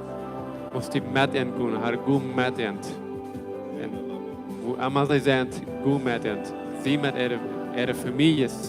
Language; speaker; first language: German; non-native, local second language; Low German